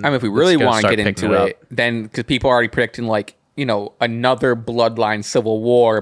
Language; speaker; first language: English; native; English